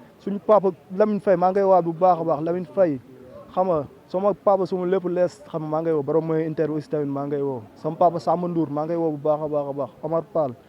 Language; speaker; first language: Wolof; native; Wolof